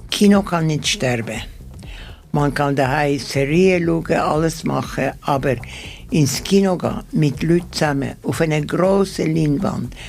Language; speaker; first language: German; non-native, fluent; Turkish